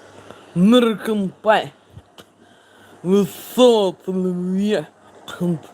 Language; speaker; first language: English; non-native, learner; Russian